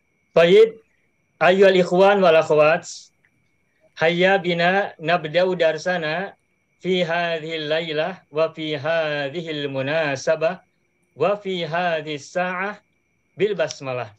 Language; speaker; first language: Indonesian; native; Indonesian